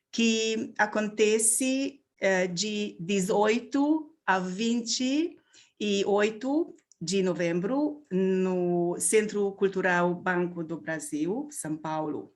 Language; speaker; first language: Portuguese; non-native, learner; Hungarian